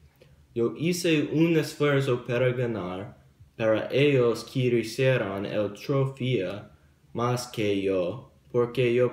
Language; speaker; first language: Spanish; non-native, learner; English